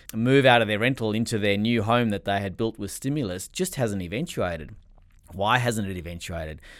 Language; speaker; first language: English; native; English